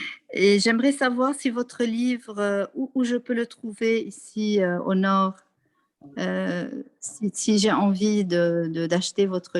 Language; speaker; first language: French; non-native, local second language; Arabic